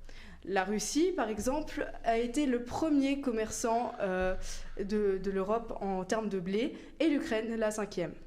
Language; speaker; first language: French; native; French